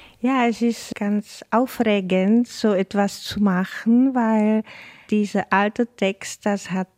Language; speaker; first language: German; non-native, fluent; Czech